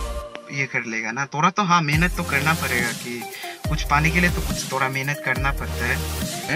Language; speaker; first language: Hindi; non-native, local second language; Adi